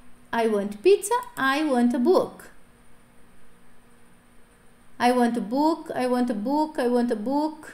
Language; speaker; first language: English; non-native, fluent; Portuguese